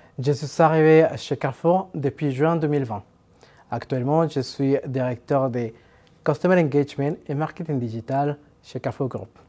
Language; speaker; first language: French; non-native, fluent; Spanish